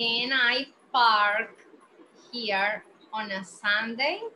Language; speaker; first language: English; non-native, fluent; Spanish